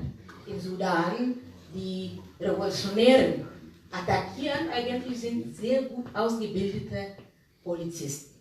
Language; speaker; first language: German; non-native, fluent; Arabic